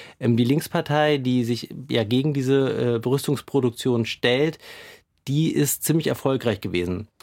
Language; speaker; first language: German; native; German